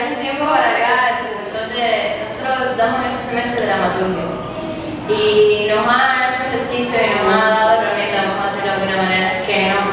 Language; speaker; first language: Spanish; native; Spanish